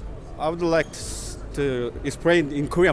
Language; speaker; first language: English; non-native, learner; Korean